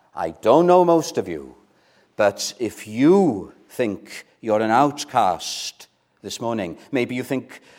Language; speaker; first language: English; non-native, local second language; Welsh